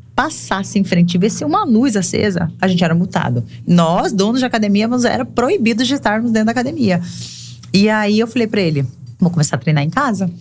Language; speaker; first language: Portuguese; native; Portuguese